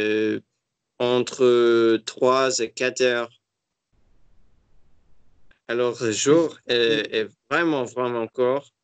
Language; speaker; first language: French; non-native, learner; English